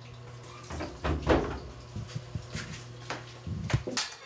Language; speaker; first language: Korean; non-native, learner; Vietnamese